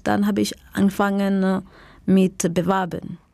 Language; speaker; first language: German; non-native, learner; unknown